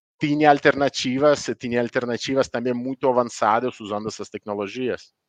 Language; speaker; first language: Portuguese; non-native, learner; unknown